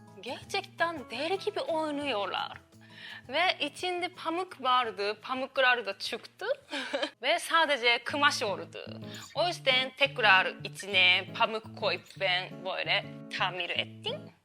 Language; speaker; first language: Turkish; non-native, learner; Japanese